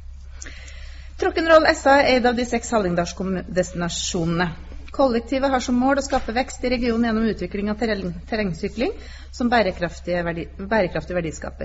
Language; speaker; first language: Norwegian; native; Norwegian